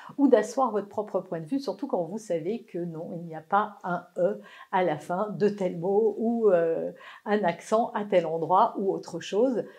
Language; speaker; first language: French; native; French